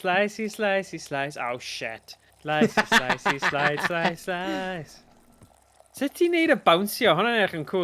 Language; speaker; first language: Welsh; native; Welsh